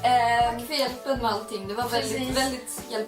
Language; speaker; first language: Swedish; native; Swedish